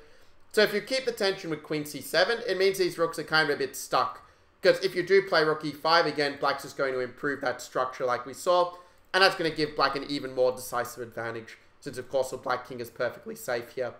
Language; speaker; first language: English; native; English